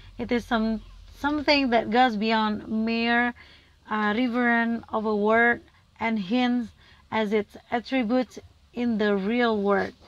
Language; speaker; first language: English; non-native, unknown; Indonesian